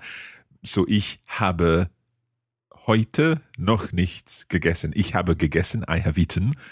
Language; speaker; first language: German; non-native, learner; English